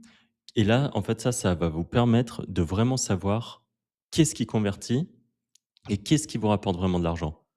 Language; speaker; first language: French; native; French